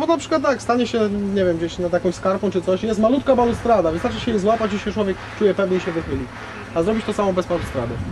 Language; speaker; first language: Polish; native; Polish